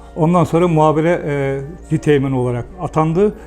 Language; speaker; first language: Turkish; native; Turkish